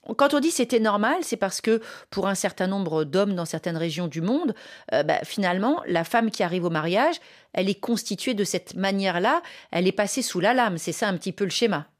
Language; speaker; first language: French; native; French